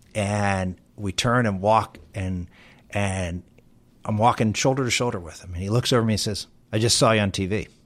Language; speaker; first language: English; native; English